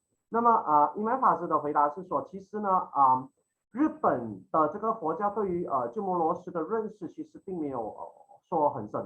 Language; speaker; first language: Chinese; native; Chinese